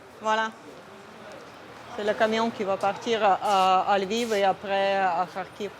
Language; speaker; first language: French; non-native, fluent; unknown